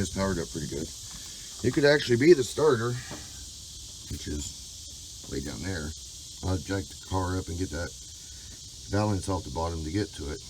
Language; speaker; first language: English; native; English